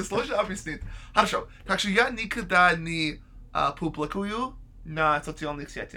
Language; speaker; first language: Russian; non-native, learner; English